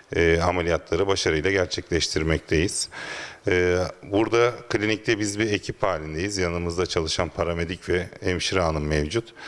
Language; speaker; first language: Turkish; native; Turkish